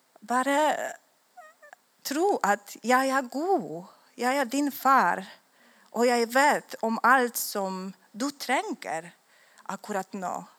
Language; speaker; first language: Swedish; non-native, learner; Polish